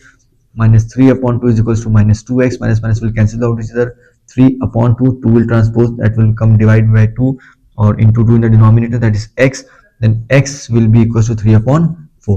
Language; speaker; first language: English; non-native, local second language; Hindi